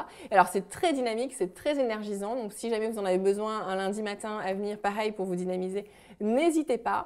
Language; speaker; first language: French; native; French